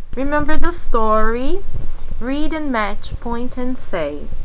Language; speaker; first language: English; non-native, fluent; Portuguese